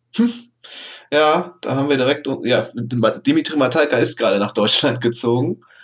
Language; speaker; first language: German; native; German